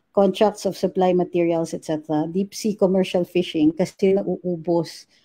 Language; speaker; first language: English; non-native, local second language; Filipino